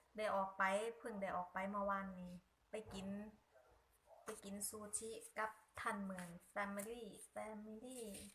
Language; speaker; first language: Thai; native; Thai